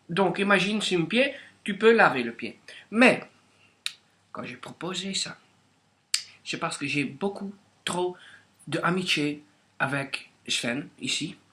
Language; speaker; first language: French; non-native, local second language; Dutch